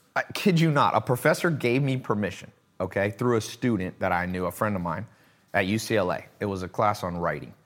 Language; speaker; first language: English; native; English